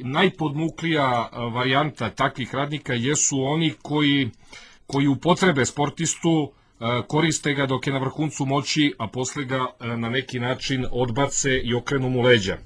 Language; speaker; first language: Serbian; native; Serbian